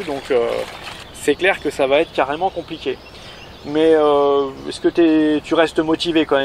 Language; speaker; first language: French; native; French